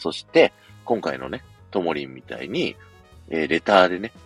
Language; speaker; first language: Japanese; native; Japanese